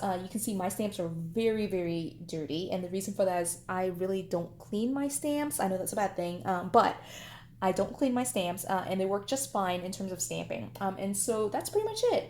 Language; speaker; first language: English; native; English